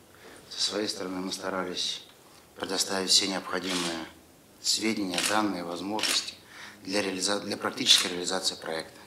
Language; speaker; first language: Russian; native; Russian